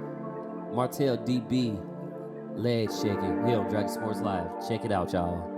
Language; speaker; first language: English; native; English